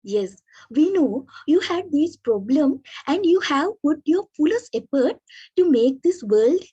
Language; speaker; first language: English; non-native, local second language; Sinhala